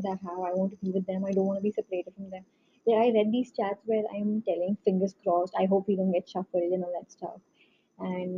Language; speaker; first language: English; non-native, local second language; Hindi